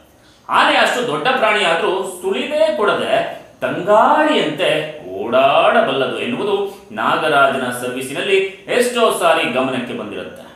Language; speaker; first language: Kannada; native; Kannada